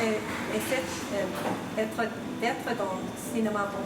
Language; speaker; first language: French; non-native, fluent; Swedish